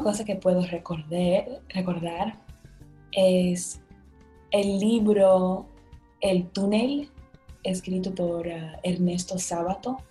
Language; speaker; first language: Spanish; non-native, fluent; English